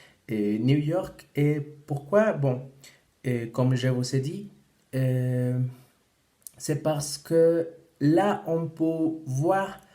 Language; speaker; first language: French; non-native, fluent; Spanish